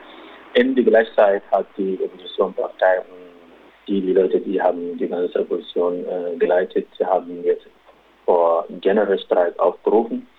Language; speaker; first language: German; non-native, local second language; Arabic